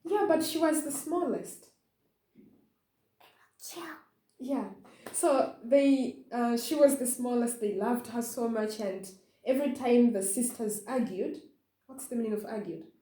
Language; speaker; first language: English; non-native, fluent; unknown